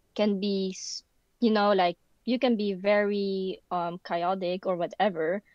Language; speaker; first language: English; non-native, fluent; Dutch